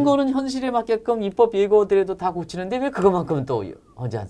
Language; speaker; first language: Korean; native; Korean